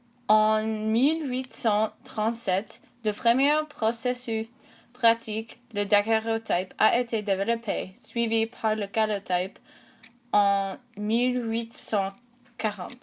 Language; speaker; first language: French; non-native, learner; English